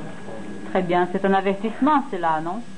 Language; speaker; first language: French; native; French